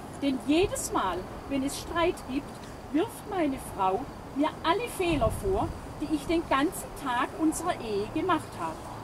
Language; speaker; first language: German; native; German